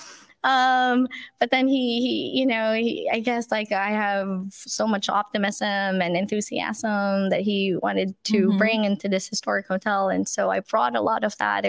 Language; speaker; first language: English; non-native, local second language; Filipino